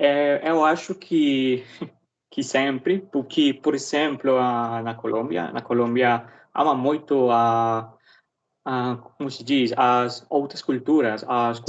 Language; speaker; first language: Portuguese; non-native, learner; Spanish